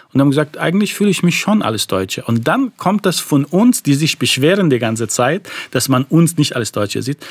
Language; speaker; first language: German; non-native, fluent; Arabic